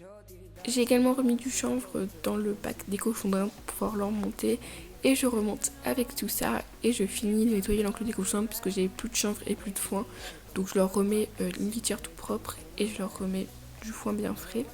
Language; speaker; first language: French; native; French